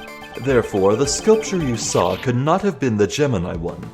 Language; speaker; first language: English; native; English